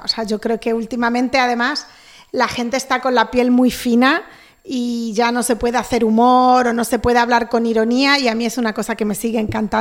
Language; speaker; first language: Spanish; native; Spanish